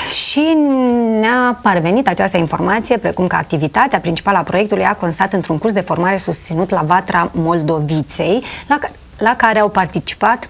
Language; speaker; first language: Romanian; native; Romanian